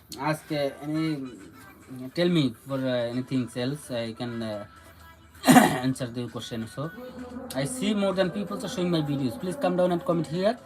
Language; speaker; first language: English; non-native, learner; Bangla